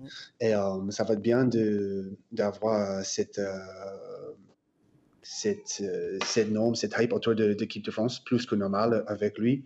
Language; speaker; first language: French; non-native, fluent; English